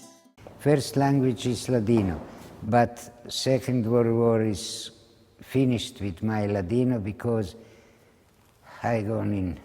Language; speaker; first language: English; non-native, learner; Ladino